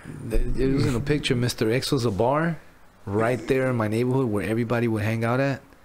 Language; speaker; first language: English; early bilingual, other home language; Spanish